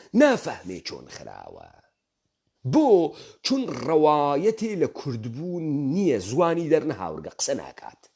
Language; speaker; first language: Central Kurdish; native; Central Kurdish